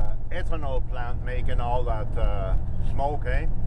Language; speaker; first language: English; non-native, fluent; German